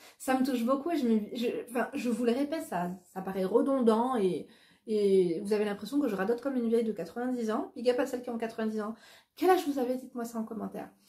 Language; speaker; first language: French; native; French